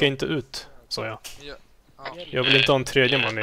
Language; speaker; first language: Swedish; native; Swedish